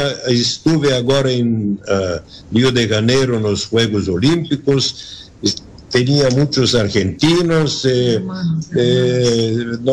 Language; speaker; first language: Spanish; non-native, learner; Bulgarian